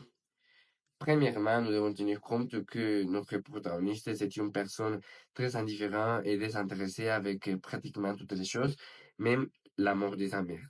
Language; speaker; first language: French; non-native, learner; Spanish